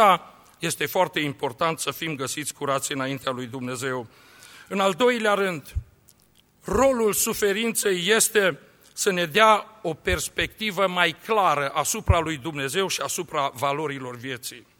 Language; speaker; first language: Romanian; native; Romanian